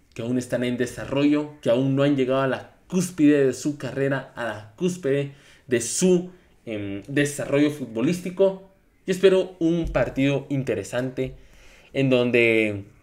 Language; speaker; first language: Spanish; native; Spanish